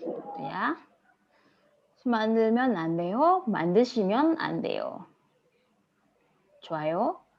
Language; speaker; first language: Korean; non-native, fluent; Indonesian